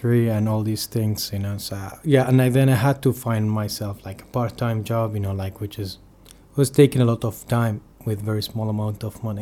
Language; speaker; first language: English; non-native, fluent; Arabic